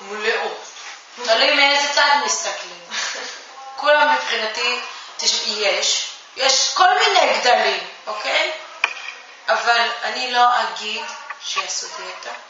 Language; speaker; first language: Hebrew; non-native, fluent; Japanese